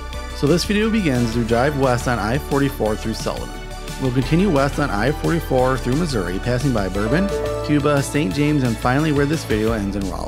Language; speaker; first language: English; native; English